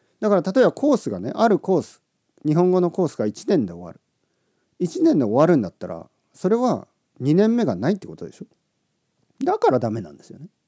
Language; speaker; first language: Japanese; native; Japanese